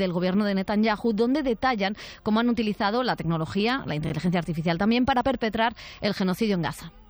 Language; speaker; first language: Spanish; native; Spanish